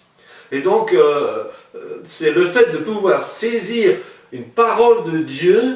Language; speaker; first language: French; native; French